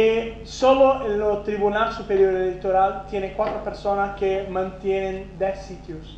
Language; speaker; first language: Spanish; non-native, fluent; Portuguese